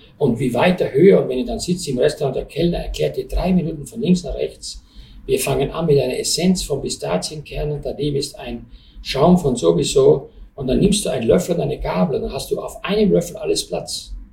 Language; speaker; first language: German; native; German